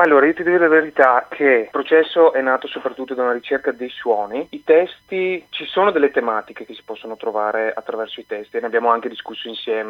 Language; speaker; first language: Italian; native; Italian